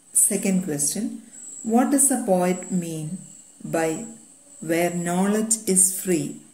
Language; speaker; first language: English; non-native, local second language; Malayalam